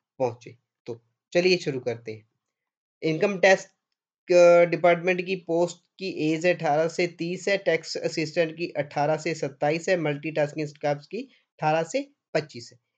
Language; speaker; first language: Hindi; non-native, local second language; Punjabi